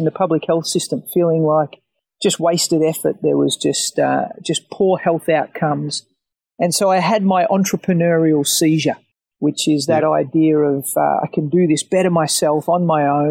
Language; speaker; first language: English; native; English